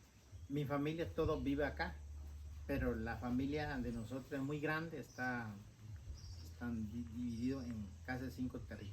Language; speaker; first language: Spanish; non-native, local second language; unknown